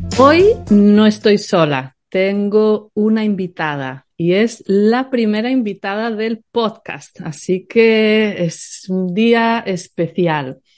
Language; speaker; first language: Spanish; native; Spanish